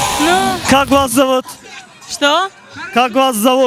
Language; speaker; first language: Russian; non-native, learner; Turkish